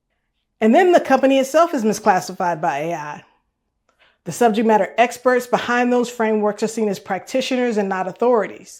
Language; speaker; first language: English; native; English